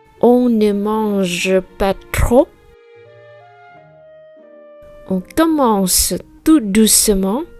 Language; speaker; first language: French; non-native, fluent; Vietnamese